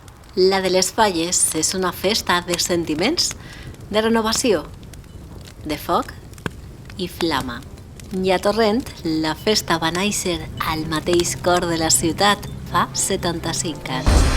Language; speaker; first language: Catalan; native; Catalan